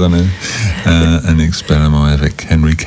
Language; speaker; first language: French; non-native, learner; English